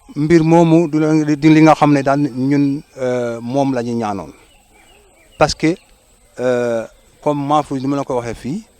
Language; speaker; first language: Wolof; non-native, local second language; Jola-Fonyi